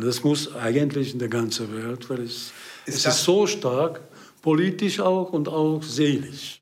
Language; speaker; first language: German; non-native, learner; Hungarian